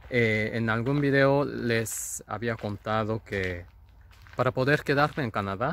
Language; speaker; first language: Spanish; non-native, fluent; Japanese